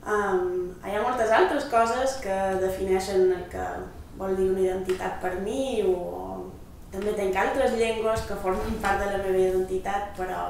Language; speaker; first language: Catalan; non-native, local second language; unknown